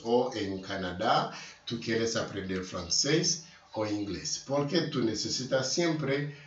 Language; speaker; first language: Spanish; non-native, learner; Haitian Creole